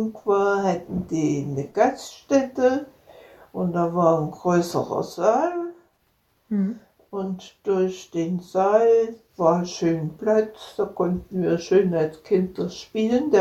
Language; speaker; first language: German; native; German